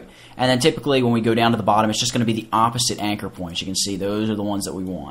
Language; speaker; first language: English; native; English